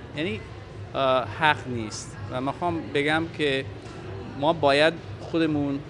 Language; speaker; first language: Persian; non-native, fluent; English